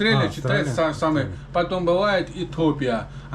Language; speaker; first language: Russian; non-native, learner; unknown